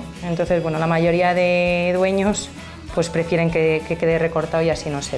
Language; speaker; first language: Spanish; native; Spanish